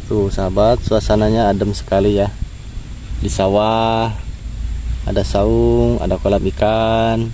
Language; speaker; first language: Indonesian; non-native, local second language; Sundanese